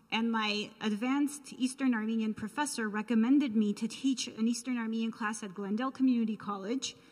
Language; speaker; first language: English; early bilingual, other home language; Armenian